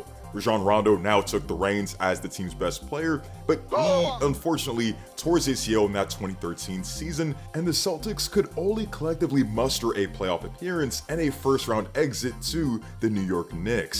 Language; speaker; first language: English; native; English